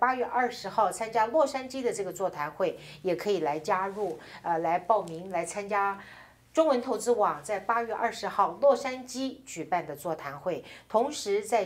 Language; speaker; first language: Chinese; native; Chinese